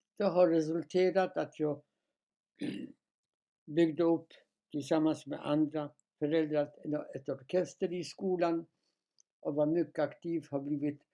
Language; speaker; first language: Swedish; non-native, fluent; Polish